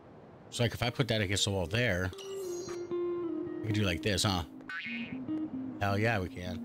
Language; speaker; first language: English; native; English